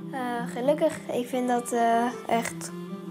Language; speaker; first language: Dutch; non-native, learner; Arabic